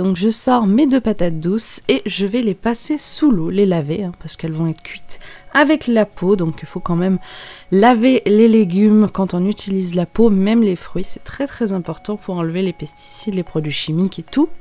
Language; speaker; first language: French; native; French